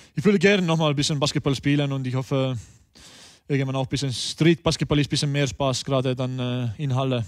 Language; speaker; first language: German; non-native, fluent; Estonian